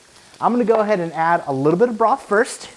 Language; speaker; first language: English; native; English